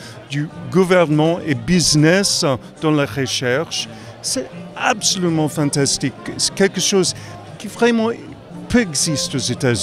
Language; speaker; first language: French; non-native, fluent; English